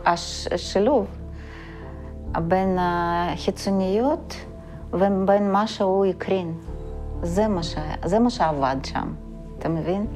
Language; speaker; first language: Hebrew; non-native, fluent; Russian